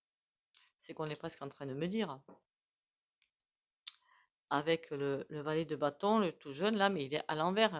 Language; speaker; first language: French; native; French